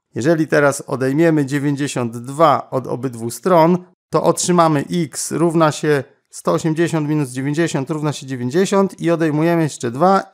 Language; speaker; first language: Polish; native; Polish